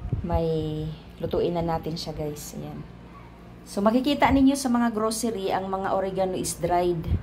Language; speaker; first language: Filipino; non-native, local second language; Cebuano